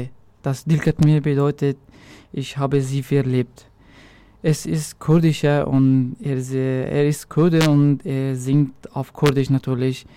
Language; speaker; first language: German; non-native, local second language; Arabic